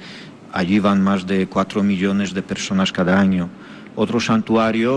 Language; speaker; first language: Spanish; non-native, fluent; Polish